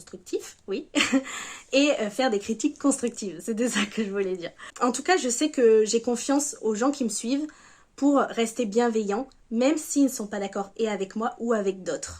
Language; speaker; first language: French; native; French